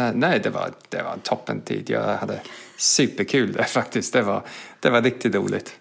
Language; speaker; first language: Swedish; non-native, fluent; English